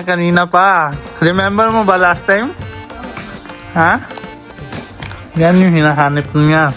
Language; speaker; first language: Filipino; non-native, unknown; Hindi